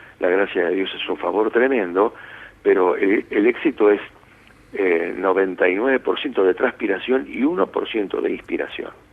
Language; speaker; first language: Spanish; early bilingual, other home language; Italian